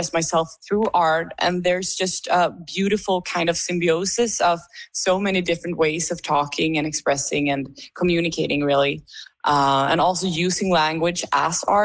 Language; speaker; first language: English; non-native, fluent; Swedish